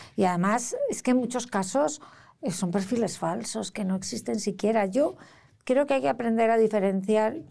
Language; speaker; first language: Spanish; native; Spanish